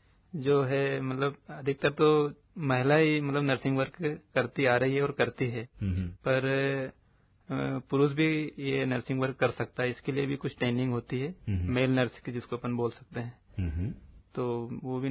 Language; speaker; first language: Hindi; native; Hindi